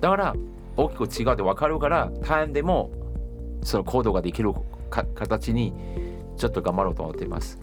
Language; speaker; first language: Japanese; non-native, fluent; Chinese